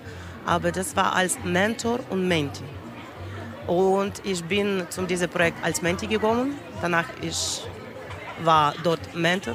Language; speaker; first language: German; non-native, learner; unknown